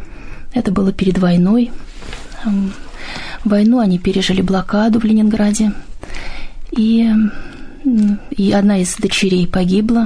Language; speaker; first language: Russian; native; Russian